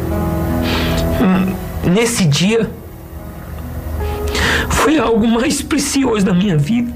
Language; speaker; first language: Portuguese; native; Portuguese